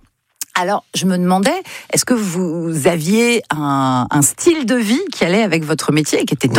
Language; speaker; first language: French; native; French